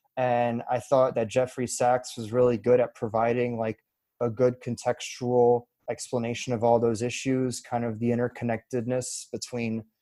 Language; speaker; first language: English; early bilingual, other home language; French